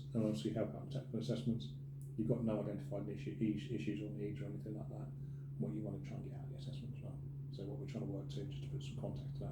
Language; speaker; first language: English; native; English